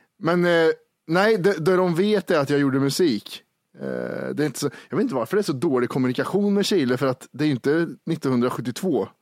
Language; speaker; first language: Swedish; native; Swedish